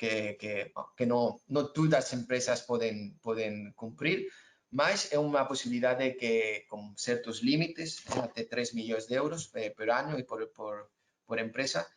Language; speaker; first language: Portuguese; non-native, learner; Spanish